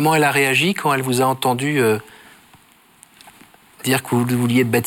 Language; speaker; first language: French; native; French